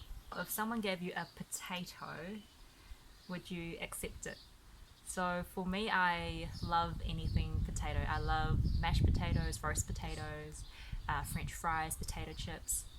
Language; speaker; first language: English; early bilingual, other home language; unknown